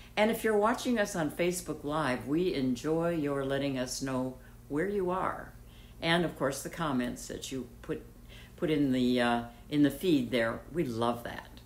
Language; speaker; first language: English; native; English